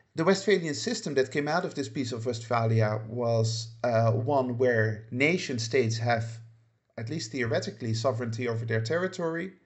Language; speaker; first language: English; non-native, fluent; Dutch